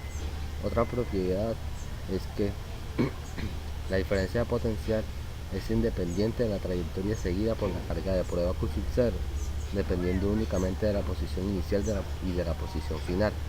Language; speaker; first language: Spanish; native; Spanish